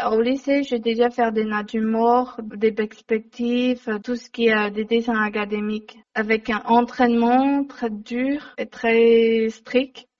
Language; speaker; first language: French; non-native, learner; Chinese